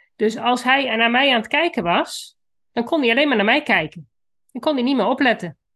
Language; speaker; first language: Dutch; native; Dutch